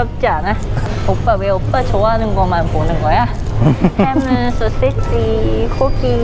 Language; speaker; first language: Korean; non-native, learner; Thai